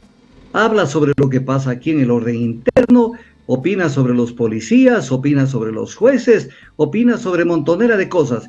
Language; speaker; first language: Spanish; native; Spanish